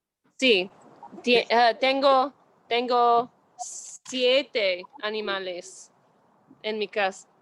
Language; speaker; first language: Spanish; non-native, learner; English